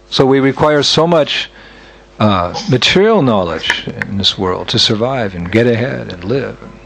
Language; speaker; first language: English; native; English